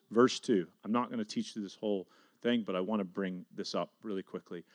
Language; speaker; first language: English; native; English